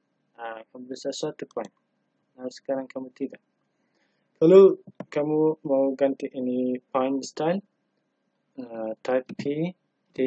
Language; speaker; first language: Indonesian; non-native, learner; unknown